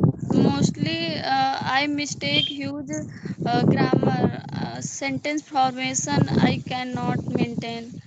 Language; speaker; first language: English; non-native, learner; Hindi